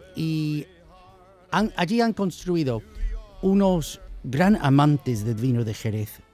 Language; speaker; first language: Spanish; non-native, fluent; English